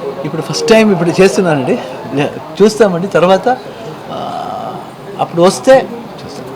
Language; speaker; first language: Telugu; non-native, learner; Kannada